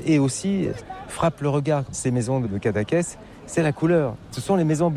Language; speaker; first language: French; native; French